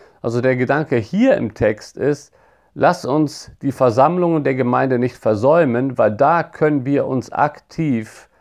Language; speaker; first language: German; native; German